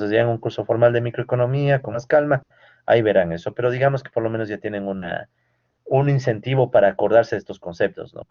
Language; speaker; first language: Spanish; native; Spanish